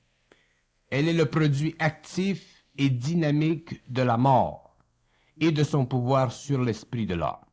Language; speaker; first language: French; native; French